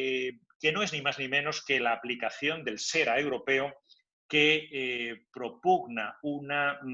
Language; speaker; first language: Spanish; native; Spanish